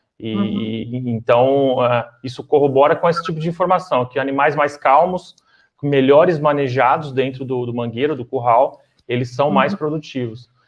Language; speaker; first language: Portuguese; native; Portuguese